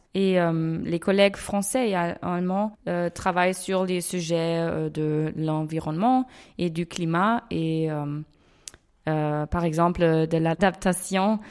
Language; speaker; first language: French; non-native, fluent; German